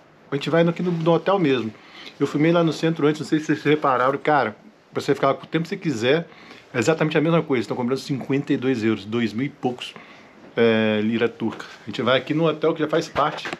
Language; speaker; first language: Portuguese; native; Portuguese